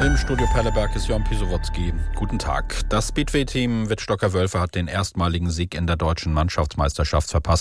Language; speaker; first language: German; native; German